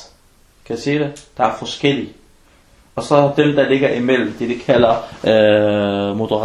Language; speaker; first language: Danish; early bilingual, other home language; Arabic